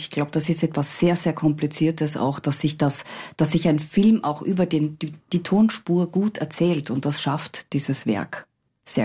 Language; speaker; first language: German; native; German